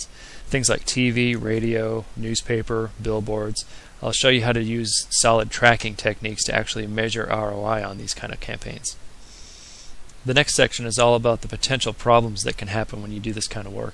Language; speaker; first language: English; native; English